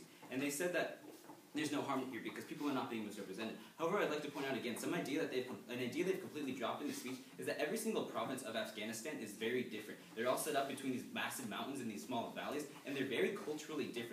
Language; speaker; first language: English; native; English